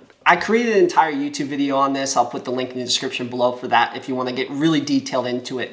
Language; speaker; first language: English; native; English